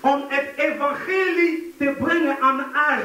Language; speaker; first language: Dutch; non-native, fluent; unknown